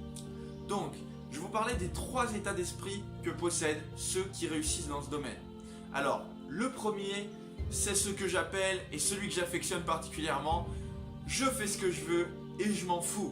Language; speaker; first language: French; native; French